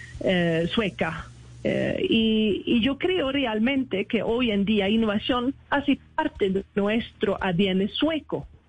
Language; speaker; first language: Spanish; non-native, fluent; Swedish